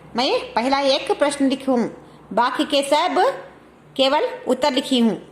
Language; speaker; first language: Hindi; non-native, local second language; Kannada